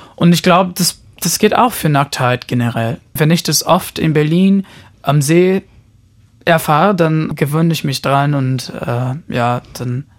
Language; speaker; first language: German; non-native, fluent; Portuguese